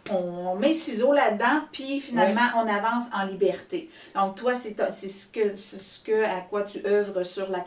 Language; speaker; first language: French; native; French